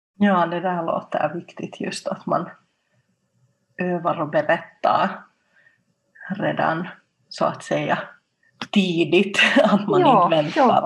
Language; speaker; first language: Swedish; non-native, local second language; Finnish